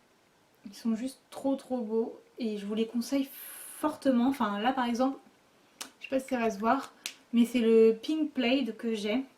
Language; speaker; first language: French; native; French